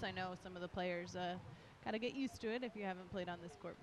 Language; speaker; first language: English; native; English